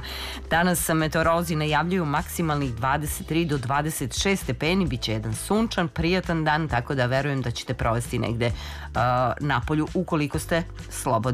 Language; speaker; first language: Serbian; native; Serbian